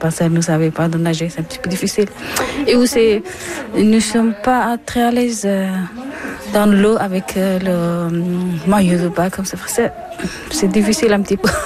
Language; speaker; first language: French; non-native, learner; Persian